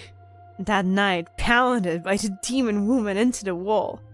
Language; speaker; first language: English; non-native, fluent; Polish